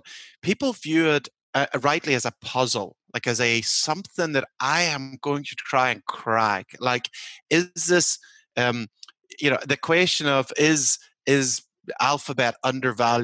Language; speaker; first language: English; native; English